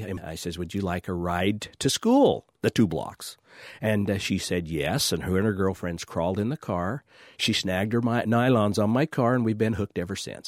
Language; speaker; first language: English; native; English